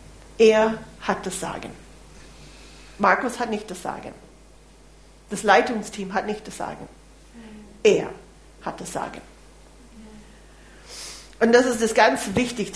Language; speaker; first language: German; non-native, fluent; English